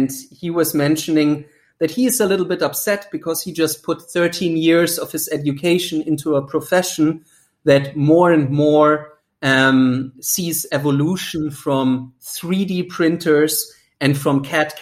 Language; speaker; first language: English; non-native, fluent; German